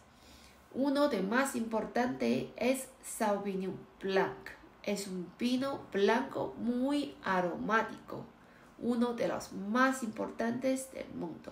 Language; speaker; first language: Spanish; non-native, fluent; Chinese